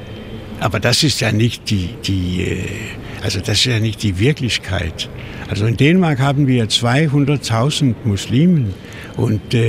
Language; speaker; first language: German; non-native, fluent; Danish